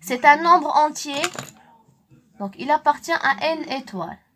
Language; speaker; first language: French; non-native, local second language; Arabic